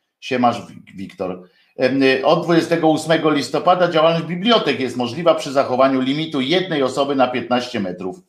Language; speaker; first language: Polish; native; Polish